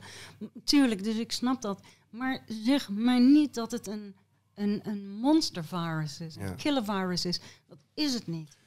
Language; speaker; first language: Dutch; native; Dutch